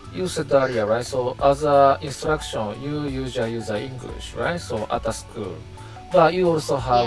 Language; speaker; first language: English; non-native, learner; Japanese